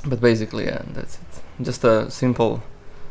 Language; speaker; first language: English; non-native, fluent; Croatian